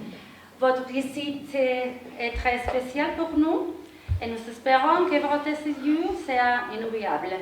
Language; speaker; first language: French; non-native, learner; Spanish